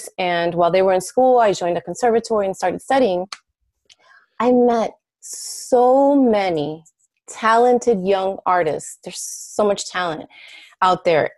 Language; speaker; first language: English; early bilingual, other home language; Spanish